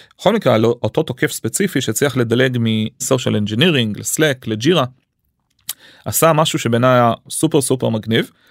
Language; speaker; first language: Hebrew; early bilingual, other home language; English